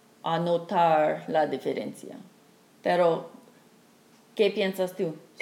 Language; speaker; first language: Spanish; non-native, learner; English